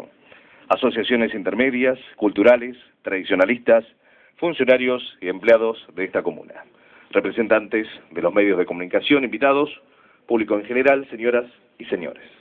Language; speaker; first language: Spanish; native; Spanish